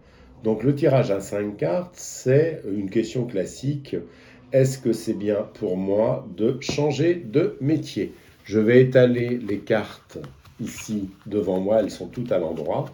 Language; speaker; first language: French; native; French